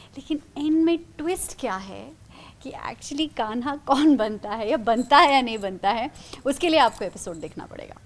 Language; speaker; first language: Hindi; native; Hindi